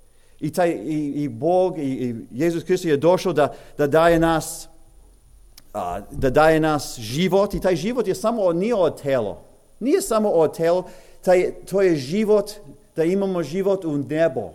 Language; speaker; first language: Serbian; early bilingual, heritage; English